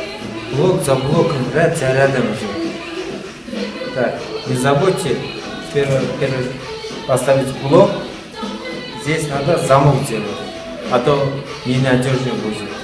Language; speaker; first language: Russian; non-native, fluent; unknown